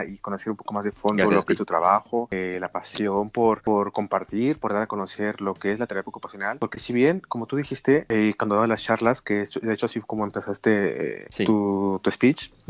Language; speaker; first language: Spanish; native; Spanish